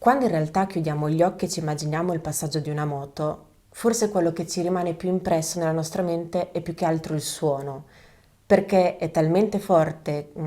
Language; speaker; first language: Italian; native; Italian